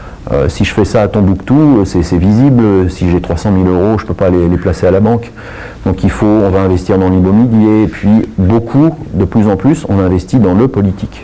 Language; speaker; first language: French; native; French